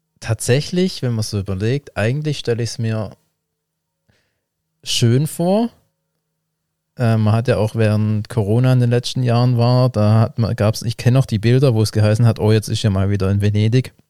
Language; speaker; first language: German; native; German